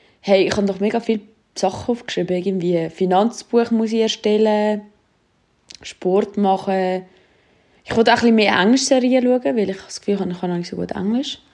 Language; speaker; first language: German; native; German